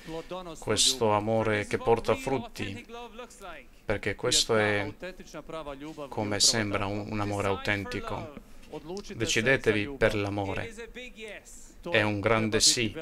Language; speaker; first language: Italian; non-native, fluent; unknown